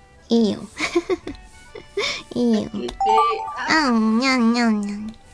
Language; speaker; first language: Japanese; native; Japanese